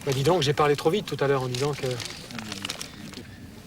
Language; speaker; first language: French; native; French